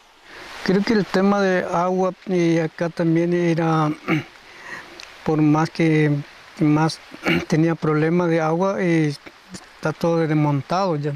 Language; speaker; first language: Spanish; non-native, local second language; Guarani